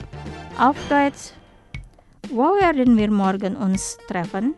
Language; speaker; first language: German; non-native, fluent; Indonesian